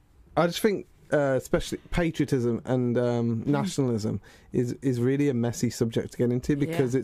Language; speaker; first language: English; native; English